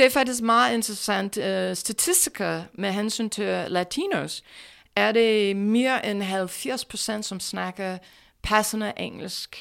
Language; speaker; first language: Danish; non-native, fluent; English